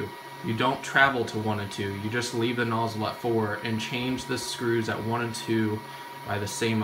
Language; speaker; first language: English; native; English